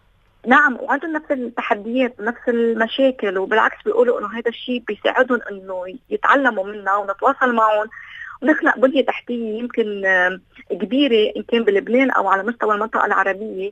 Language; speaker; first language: Arabic; native; Arabic